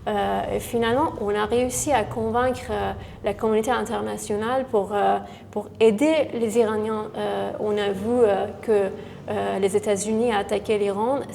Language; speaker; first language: French; non-native, fluent; Persian